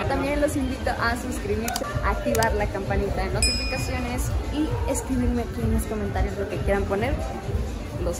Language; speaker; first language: Spanish; native; Spanish